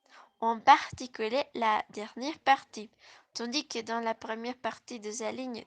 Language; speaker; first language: French; non-native, learner; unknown